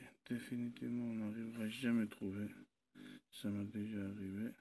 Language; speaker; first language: French; non-native, learner; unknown